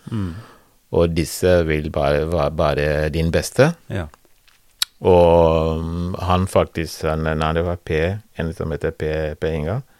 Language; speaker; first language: Norwegian; non-native, fluent; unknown